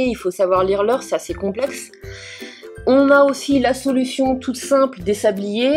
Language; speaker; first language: French; native; French